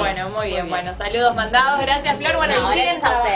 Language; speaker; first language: Spanish; native; Spanish